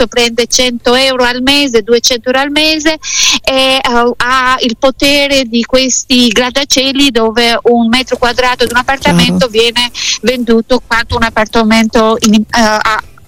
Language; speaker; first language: Italian; non-native, fluent; Albanian